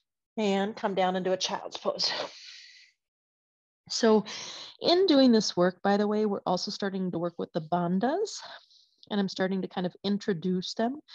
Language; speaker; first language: English; native; English